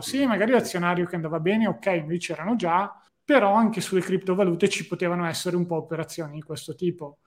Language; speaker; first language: Italian; native; Italian